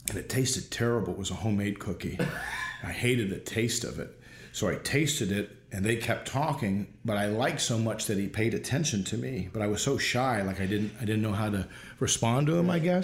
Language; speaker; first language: English; native; English